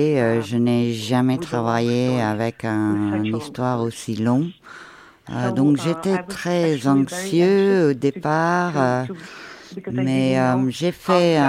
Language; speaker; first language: French; non-native, fluent; Ukrainian